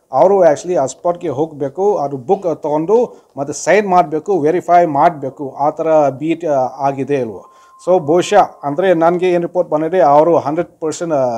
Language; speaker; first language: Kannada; non-native, fluent; Khasi